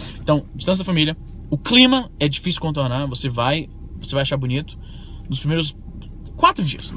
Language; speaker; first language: Portuguese; native; Portuguese